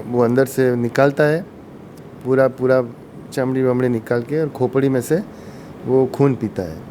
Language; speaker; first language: Hindi; non-native, local second language; Gujarati